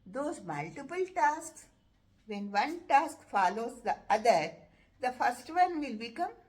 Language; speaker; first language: English; non-native, local second language; Telugu